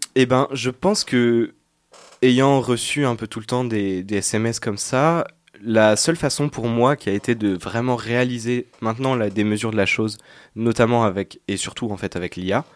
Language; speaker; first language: French; native; French